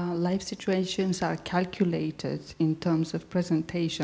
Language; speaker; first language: English; non-native, fluent; Bulgarian